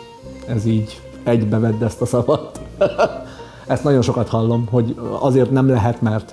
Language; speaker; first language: Hungarian; early bilingual, other home language; Arabic